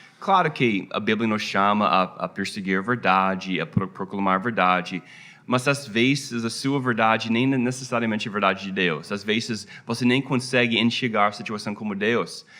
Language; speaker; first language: Portuguese; non-native, fluent; English